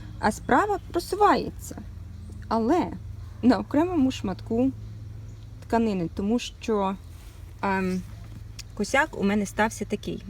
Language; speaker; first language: Ukrainian; native; Ukrainian